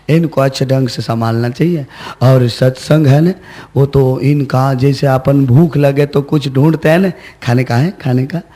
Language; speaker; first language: Hindi; non-native, local second language; Gujarati